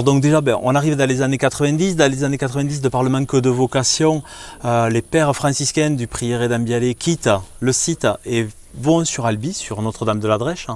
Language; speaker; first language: French; native; French